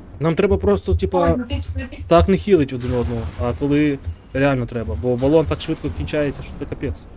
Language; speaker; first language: Ukrainian; native; Ukrainian